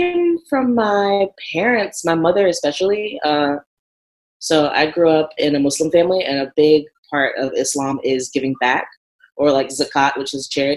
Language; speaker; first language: English; native; English